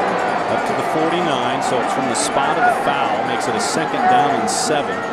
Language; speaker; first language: English; native; English